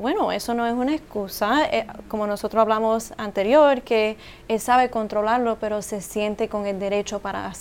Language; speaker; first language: Spanish; early bilingual, heritage; English